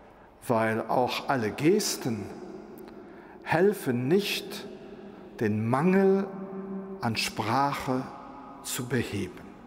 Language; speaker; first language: German; non-native, local second language; Luxembourgish